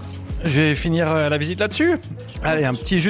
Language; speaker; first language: French; native; French